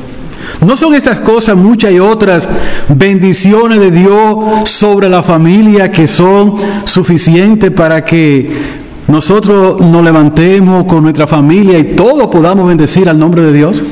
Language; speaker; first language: Spanish; native; Spanish